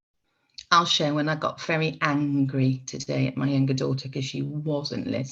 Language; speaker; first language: English; native; English